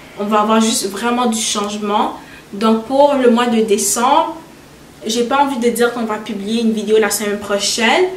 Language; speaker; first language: French; early bilingual, other home language; Haitian Creole